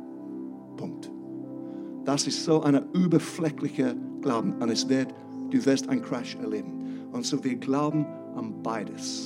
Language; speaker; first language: German; non-native, fluent; English